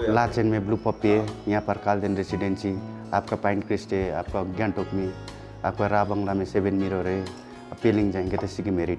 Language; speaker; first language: Hindi; non-native, local second language; Telugu